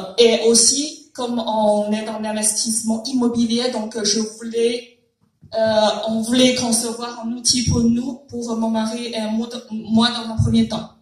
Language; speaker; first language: French; non-native, fluent; Chinese